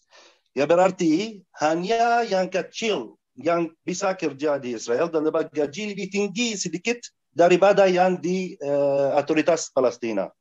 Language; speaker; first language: Indonesian; non-native, fluent; Arabic